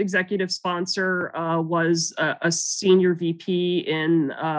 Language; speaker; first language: English; native; English